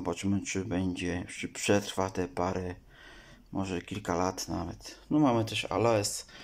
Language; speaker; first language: Polish; native; Polish